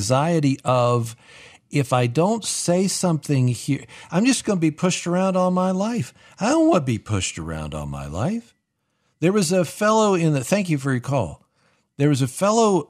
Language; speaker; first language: English; native; English